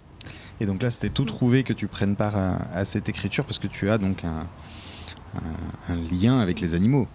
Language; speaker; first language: French; native; French